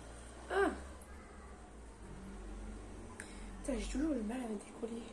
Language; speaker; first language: French; native; French